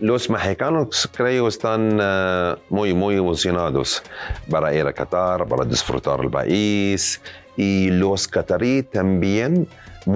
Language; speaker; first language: Spanish; non-native, learner; Arabic